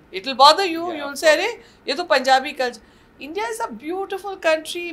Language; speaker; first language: English; non-native, local second language; Marathi